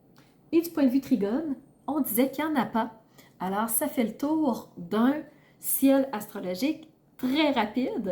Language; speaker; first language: French; native; French